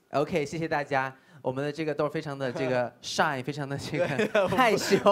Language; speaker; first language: Chinese; native; Chinese